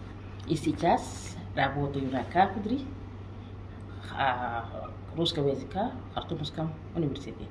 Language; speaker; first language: Russian; non-native, fluent; Arabic